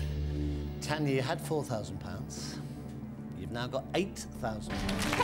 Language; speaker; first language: English; native; English